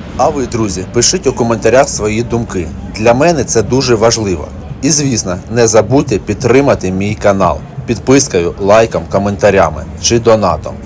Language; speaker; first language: Ukrainian; non-native, local second language; Russian